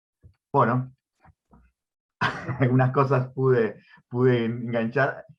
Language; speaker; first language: Spanish; native; Spanish